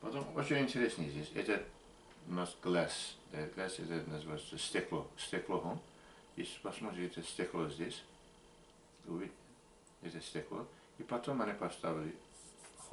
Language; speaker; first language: Russian; non-native, learner; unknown